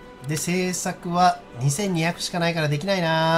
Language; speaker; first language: Japanese; native; Japanese